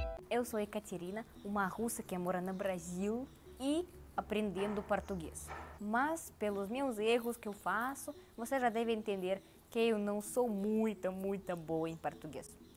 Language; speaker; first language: Portuguese; non-native, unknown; Russian